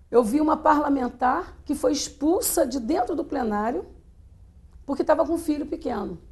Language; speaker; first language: Portuguese; native; Portuguese